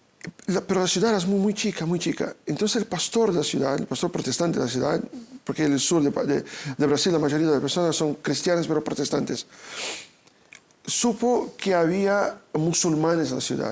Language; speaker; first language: Spanish; non-native, fluent; Portuguese